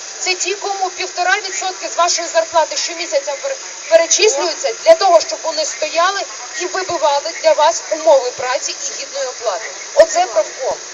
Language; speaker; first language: Ukrainian; native; Ukrainian